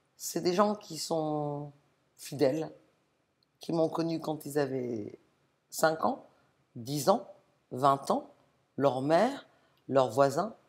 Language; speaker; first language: French; native; French